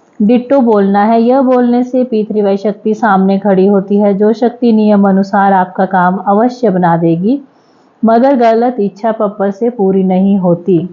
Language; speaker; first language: Hindi; native; Hindi